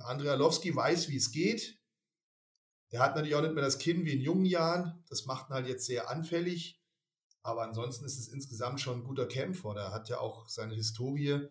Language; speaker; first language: German; native; German